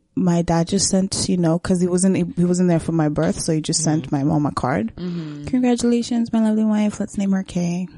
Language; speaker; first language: English; non-native, local second language; Kinyarwanda